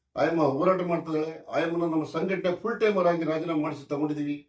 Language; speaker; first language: Kannada; native; Kannada